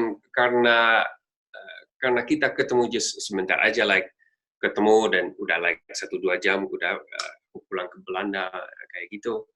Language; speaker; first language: Indonesian; non-native, learner; Dutch